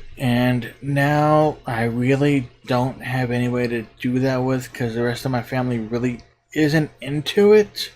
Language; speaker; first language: English; native; English